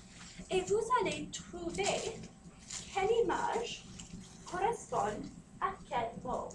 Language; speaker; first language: French; non-native, fluent; English